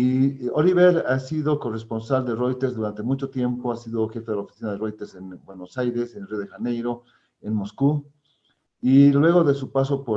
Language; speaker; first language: Spanish; native; Spanish